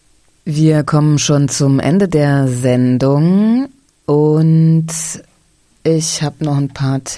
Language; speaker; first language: German; native; German